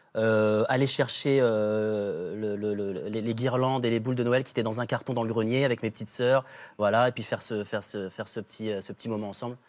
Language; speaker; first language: French; native; French